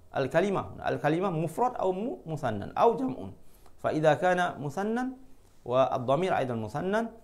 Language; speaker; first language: Arabic; non-native, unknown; Malay